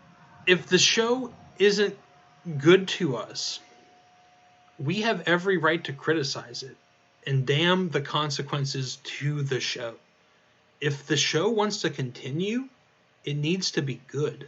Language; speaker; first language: English; native; English